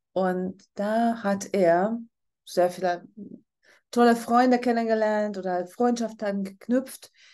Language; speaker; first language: German; non-native, fluent; Hungarian